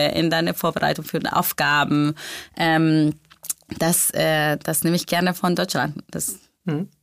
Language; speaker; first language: German; non-native, fluent; Spanish